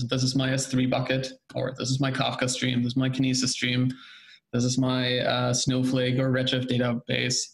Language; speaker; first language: English; non-native, fluent; German